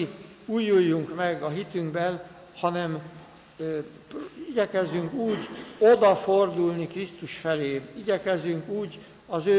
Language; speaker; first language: Hungarian; native; Hungarian